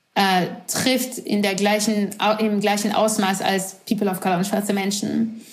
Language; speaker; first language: German; non-native, fluent; French